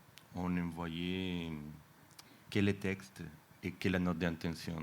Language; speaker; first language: French; non-native, fluent; Spanish